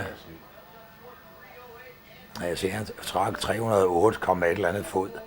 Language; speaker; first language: Danish; native; Danish